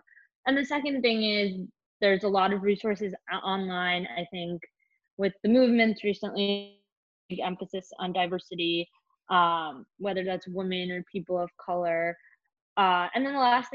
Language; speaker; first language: English; native; English